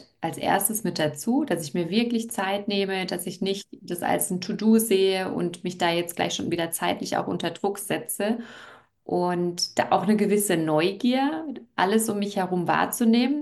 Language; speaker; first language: German; native; German